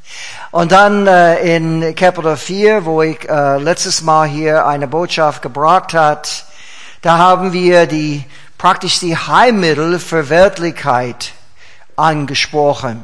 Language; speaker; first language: German; non-native, fluent; English